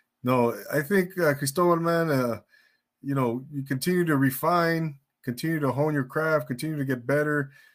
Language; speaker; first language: English; early bilingual, other home language; Spanish